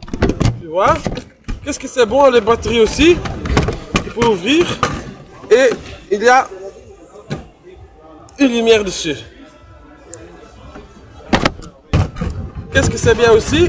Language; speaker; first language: French; non-native, learner; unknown